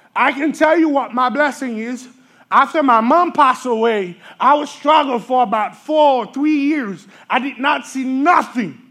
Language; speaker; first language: English; early bilingual, other home language; Haitian Creole